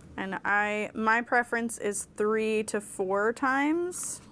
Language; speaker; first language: English; native; English